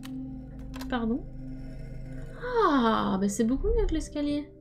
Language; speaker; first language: French; native; French